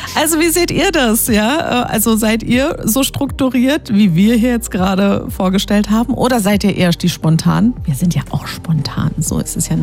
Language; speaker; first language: German; native; German